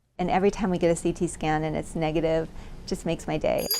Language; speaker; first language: English; native; English